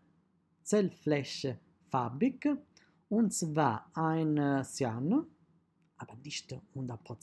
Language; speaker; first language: German; non-native, fluent; Italian